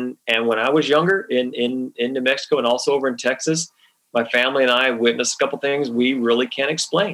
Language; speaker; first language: English; native; English